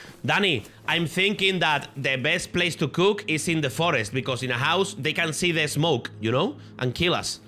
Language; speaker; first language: English; non-native, fluent; Spanish